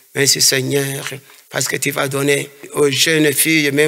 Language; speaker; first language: French; non-native, local second language; Kinyarwanda